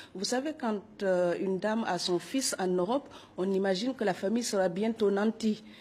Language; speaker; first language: French; non-native, local second language; Serer